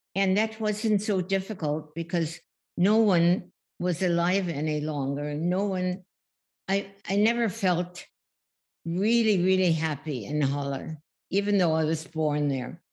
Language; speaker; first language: English; early bilingual, other home language; German